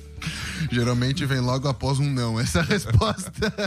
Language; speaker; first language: Portuguese; native; Portuguese